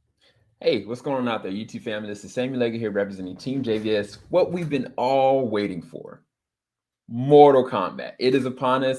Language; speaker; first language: English; native; English